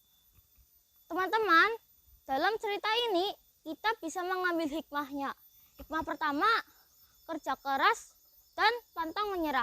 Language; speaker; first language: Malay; non-native, local second language; Javanese